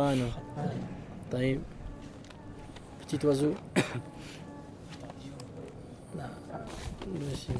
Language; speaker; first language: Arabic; non-native, fluent; French